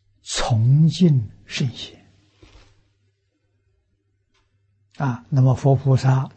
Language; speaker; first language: Chinese; native; Chinese